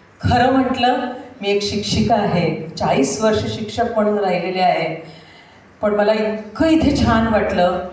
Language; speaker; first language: Marathi; non-native, local second language; Gujarati